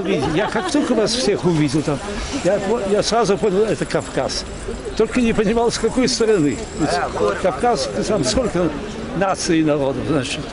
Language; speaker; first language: Russian; early bilingual, heritage; Russian